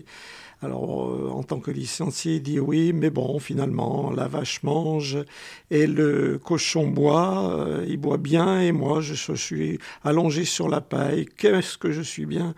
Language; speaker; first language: French; native; French